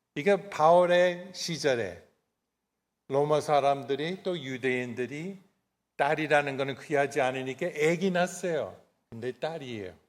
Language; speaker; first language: Korean; non-native, fluent; English